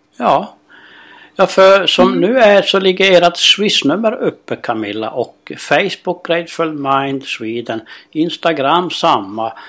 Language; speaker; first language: Swedish; native; Swedish